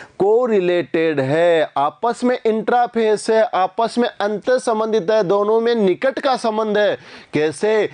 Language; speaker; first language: Hindi; native; Hindi